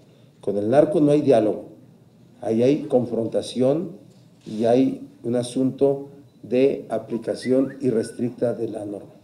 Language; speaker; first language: Spanish; native; Spanish